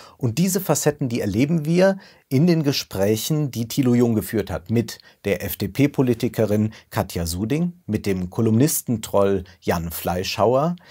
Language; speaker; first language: German; native; German